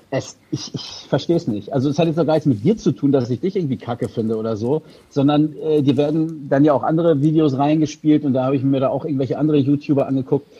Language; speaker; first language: German; native; German